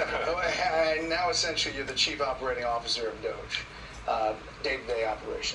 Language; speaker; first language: English; native; English